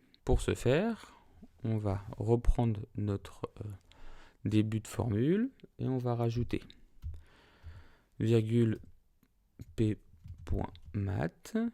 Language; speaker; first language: French; native; French